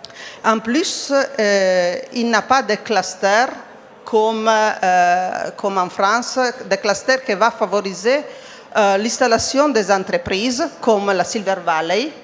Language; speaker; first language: French; non-native, fluent; Italian